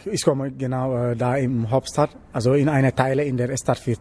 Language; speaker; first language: German; non-native, learner; Wolof